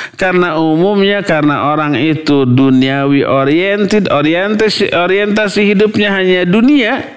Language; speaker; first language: Indonesian; non-native, local second language; Sundanese